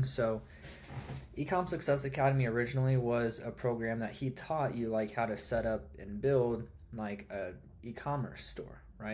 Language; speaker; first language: English; native; English